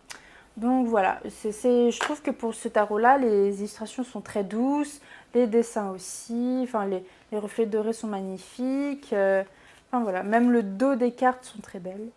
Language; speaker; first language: French; native; French